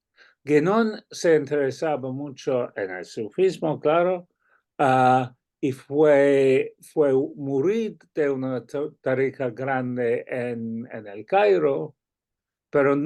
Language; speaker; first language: Spanish; non-native, fluent; English